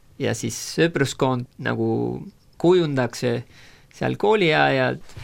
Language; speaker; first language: Estonian; non-native, fluent; Spanish